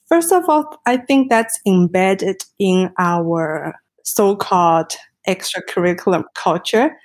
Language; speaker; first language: English; non-native, fluent; Chinese